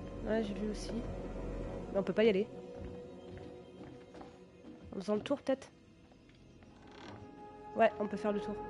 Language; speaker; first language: French; native; French